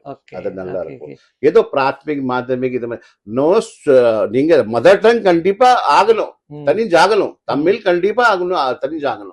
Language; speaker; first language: Tamil; non-native, fluent; Hindi